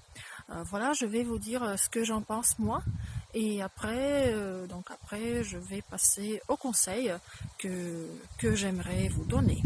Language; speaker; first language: French; non-native, fluent; Russian